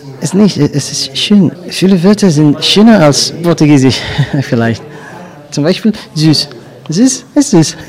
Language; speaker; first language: German; non-native, learner; Portuguese